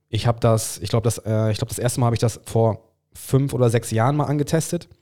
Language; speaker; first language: German; non-native, fluent; English